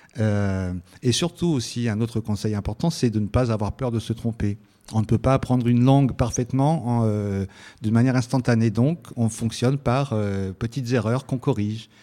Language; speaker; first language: French; early bilingual, other home language; Italian